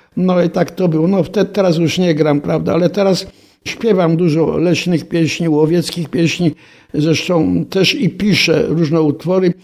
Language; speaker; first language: Polish; native; Polish